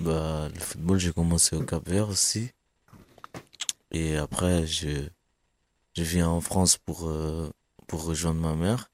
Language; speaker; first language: French; non-native, fluent; Kabuverdianu